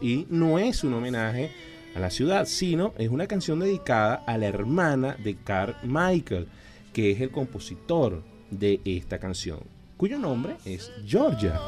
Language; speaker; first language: Spanish; native; Spanish